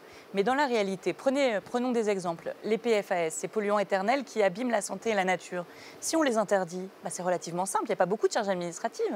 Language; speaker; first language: French; native; French